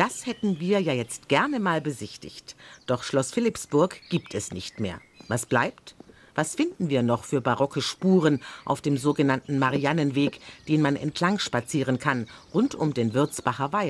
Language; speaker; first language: German; native; German